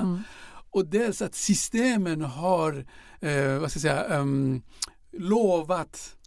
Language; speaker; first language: Swedish; non-native, fluent; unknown